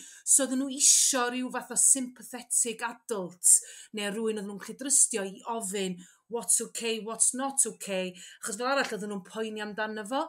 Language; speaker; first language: Welsh; native; Welsh